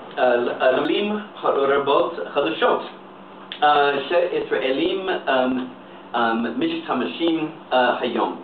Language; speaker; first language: Hebrew; non-native, learner; English